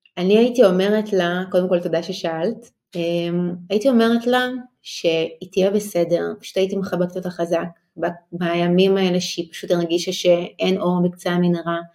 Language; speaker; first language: Hebrew; early bilingual, other home language; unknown